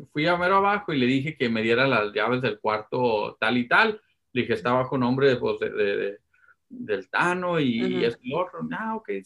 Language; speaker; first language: Spanish; early bilingual, heritage; Spanish